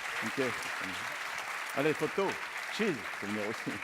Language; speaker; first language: French; native; French